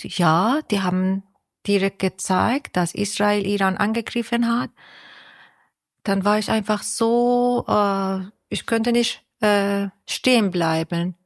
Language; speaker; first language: German; non-native, fluent; Persian